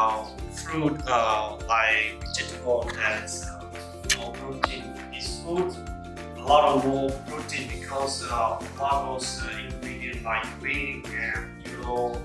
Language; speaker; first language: English; non-native, learner; Khmer